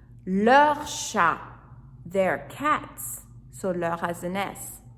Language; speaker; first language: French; non-native, fluent; English